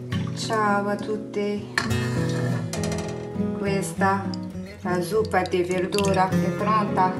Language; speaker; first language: Italian; non-native, learner; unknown